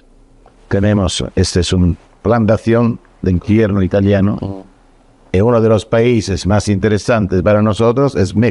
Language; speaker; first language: Spanish; non-native, fluent; Italian